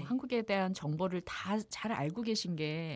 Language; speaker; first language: Korean; native; Korean